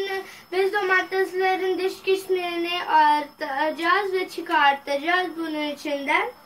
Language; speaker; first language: Turkish; non-native, learner; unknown